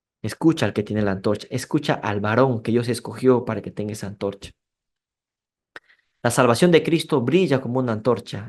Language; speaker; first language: Spanish; native; Spanish